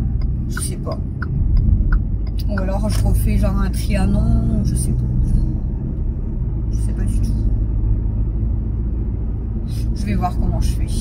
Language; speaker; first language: French; native; French